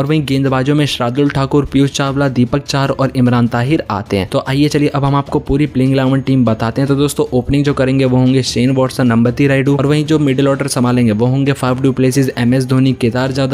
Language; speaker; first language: Hindi; native; Hindi